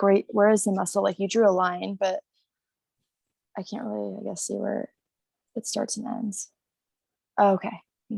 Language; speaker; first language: English; native; English